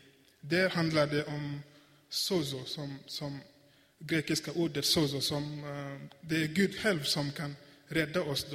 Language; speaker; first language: Swedish; non-native, fluent; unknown